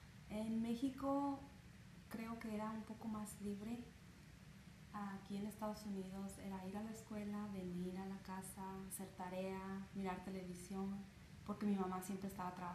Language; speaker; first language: Spanish; early bilingual, other home language; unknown